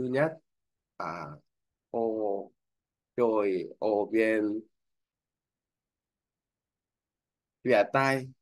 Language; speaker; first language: Vietnamese; non-native, learner; Korean